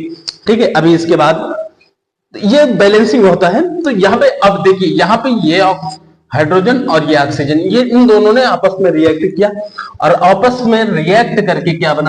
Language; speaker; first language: Hindi; native; Hindi